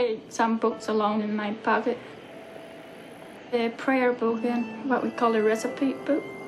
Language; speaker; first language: English; early bilingual, other home language; Pennsylvania German